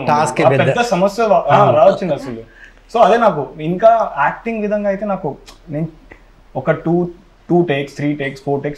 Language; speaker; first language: Telugu; non-native, local second language; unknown